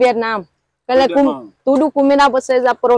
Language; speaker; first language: Portuguese; non-native, learner; Vietnamese